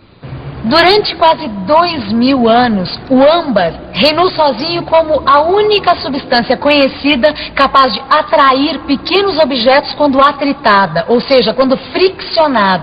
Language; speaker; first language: Portuguese; native; Portuguese